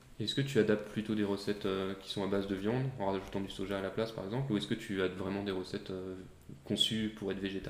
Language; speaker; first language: French; native; French